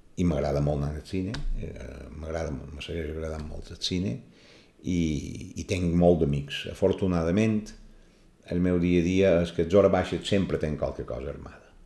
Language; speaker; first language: Catalan; native; Catalan